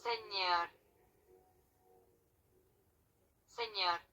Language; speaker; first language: Spanish; non-native, learner; Haitian Creole